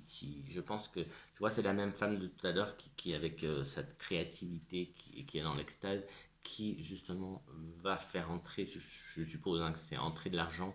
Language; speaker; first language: French; native; French